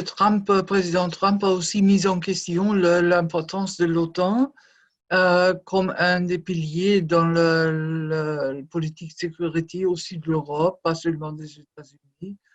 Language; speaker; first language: French; non-native, fluent; German